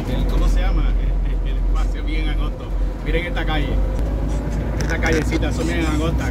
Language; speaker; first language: Spanish; native; Spanish